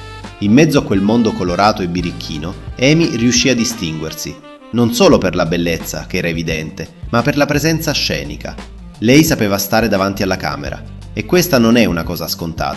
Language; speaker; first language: Italian; native; Italian